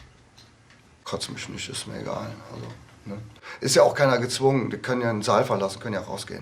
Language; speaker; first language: German; native; German